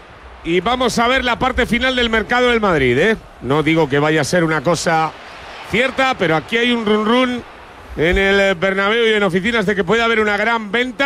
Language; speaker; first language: Spanish; native; Spanish